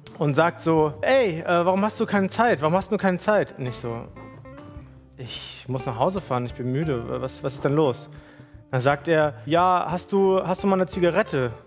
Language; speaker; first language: German; early bilingual, other home language; Italian